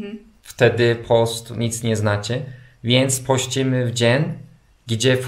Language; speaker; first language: Polish; non-native, fluent; Turkish